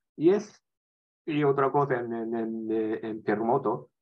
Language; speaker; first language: Spanish; non-native, learner; Japanese